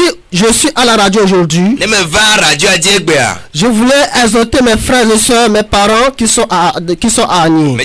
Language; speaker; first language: French; early bilingual, other home language; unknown